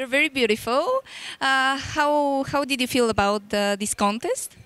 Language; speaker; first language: English; non-native, learner; Bulgarian